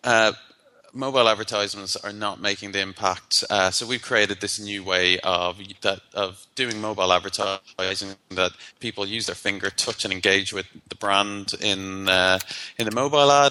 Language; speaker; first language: English; native; English